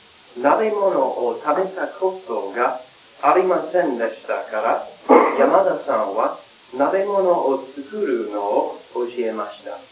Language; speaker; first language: Japanese; non-native, learner; English